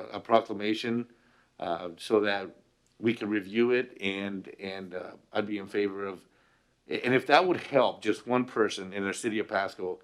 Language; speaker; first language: English; early bilingual, other home language; Spanish